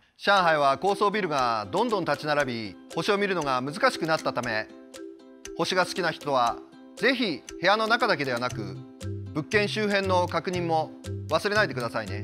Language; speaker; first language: Japanese; native; Japanese